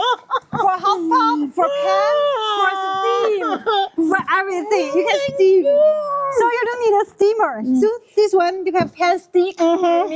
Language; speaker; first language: English; non-native, learner; Chinese